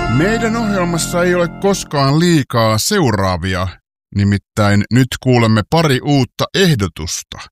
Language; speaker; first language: Finnish; native; Finnish